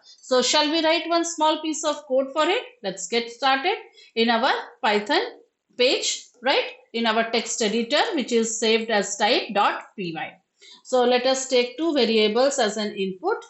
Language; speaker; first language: English; non-native, local second language; Hindi